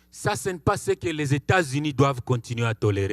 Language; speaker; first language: French; non-native, local second language; Swahili